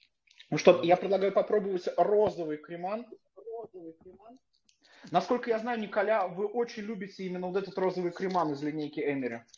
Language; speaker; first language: Russian; native; Russian